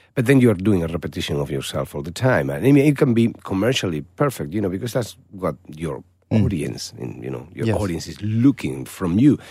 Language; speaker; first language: English; non-native, fluent; Spanish